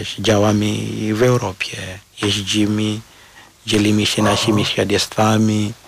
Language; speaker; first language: Polish; non-native, fluent; Shona